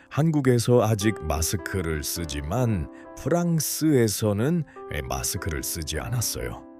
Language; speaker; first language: Korean; non-native, learner; Uzbek